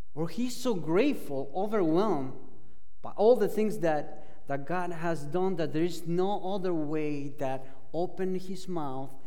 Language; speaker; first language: English; non-native, fluent; Spanish